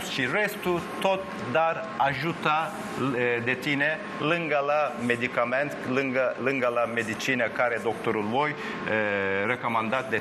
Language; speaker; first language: Romanian; non-native, learner; Turkish